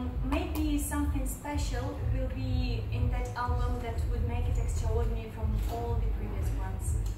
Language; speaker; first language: English; non-native, fluent; Russian